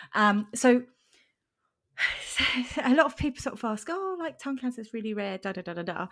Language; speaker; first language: English; non-native, fluent; German